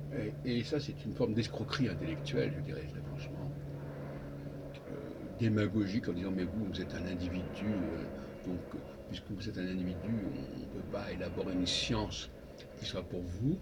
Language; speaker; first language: French; native; French